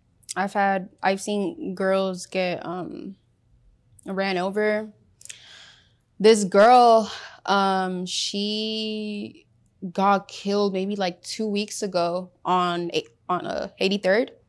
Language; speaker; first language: English; early bilingual, other home language; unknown